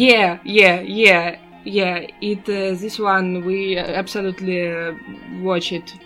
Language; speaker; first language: English; non-native, learner; Russian